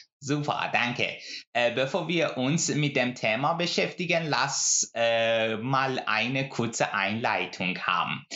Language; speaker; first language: German; non-native, fluent; Persian